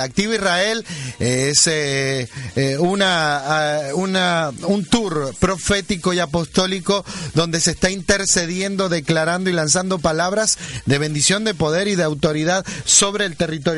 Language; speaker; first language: Spanish; native; Spanish